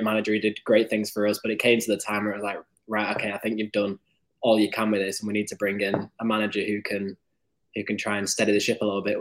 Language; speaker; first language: English; native; English